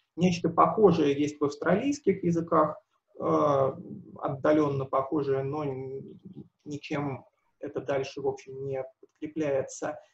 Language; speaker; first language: Russian; native; Russian